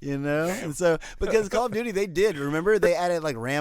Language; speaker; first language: English; native; English